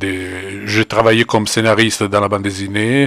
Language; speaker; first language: French; non-native, fluent; Italian